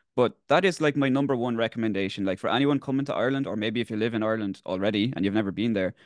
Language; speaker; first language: English; native; English